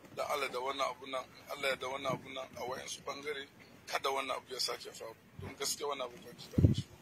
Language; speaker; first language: Hausa; non-native, local second language; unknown